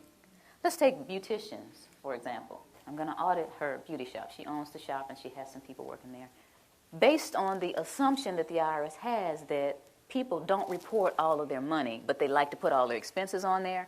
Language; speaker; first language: English; native; English